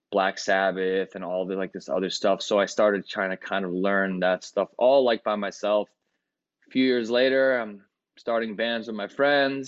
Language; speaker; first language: English; early bilingual, other home language; Greek